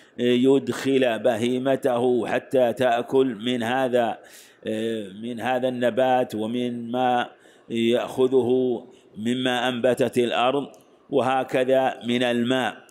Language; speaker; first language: Arabic; native; Arabic